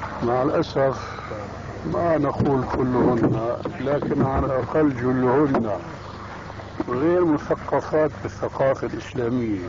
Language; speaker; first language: Arabic; early bilingual, other home language; Albanian